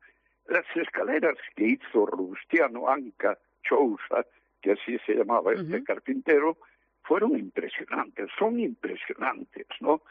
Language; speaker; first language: Spanish; native; Spanish